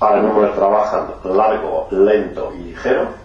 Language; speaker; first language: Spanish; native; Spanish